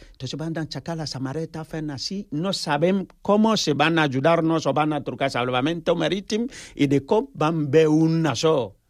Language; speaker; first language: Catalan; non-native, learner; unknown